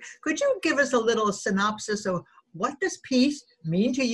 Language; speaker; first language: English; native; English